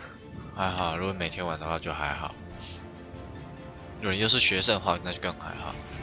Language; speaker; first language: Chinese; native; Chinese